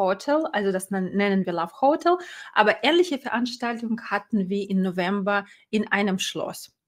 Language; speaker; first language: German; non-native, fluent; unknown